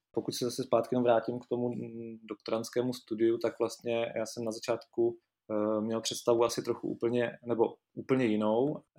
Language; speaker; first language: Czech; native; Czech